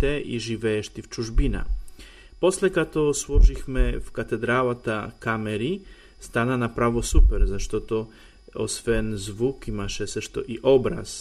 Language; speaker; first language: Bulgarian; non-native, fluent; Polish